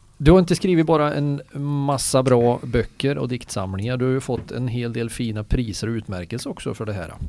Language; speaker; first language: Swedish; native; Swedish